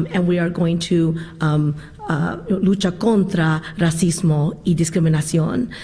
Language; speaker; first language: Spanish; non-native, learner; English